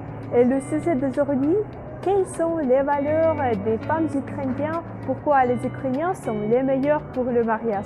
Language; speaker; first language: French; non-native, fluent; Russian